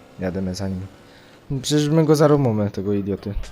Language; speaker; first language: Polish; native; Polish